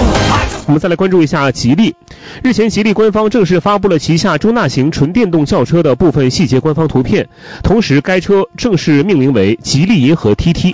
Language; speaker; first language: Chinese; native; Chinese